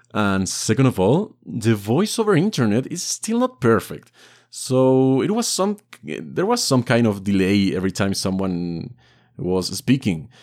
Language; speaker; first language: English; non-native, fluent; Spanish